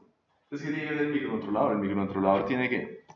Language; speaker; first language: Spanish; native; Spanish